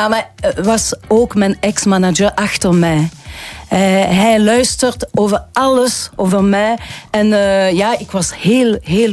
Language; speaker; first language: Dutch; non-native, local second language; French